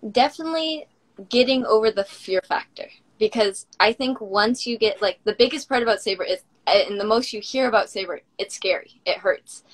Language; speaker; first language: English; native; English